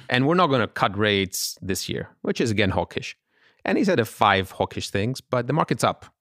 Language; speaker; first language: English; non-native, fluent; Greek